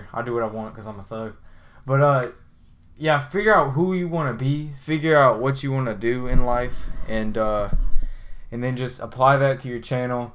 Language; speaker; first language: English; native; English